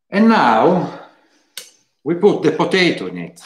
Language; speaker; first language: English; non-native, fluent; Italian